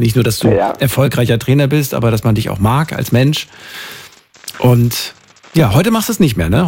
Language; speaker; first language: German; native; German